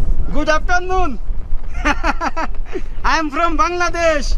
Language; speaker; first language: Hindi; non-native, learner; Bangla